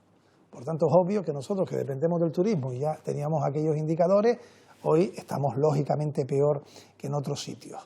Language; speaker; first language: Spanish; native; Spanish